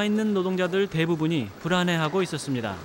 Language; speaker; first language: Korean; native; Korean